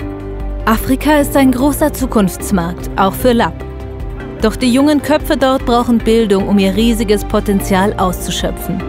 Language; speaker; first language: German; native; German